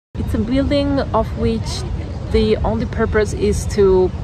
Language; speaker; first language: English; non-native, fluent; Italian